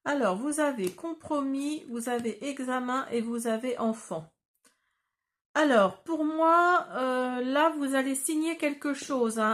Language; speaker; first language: French; native; French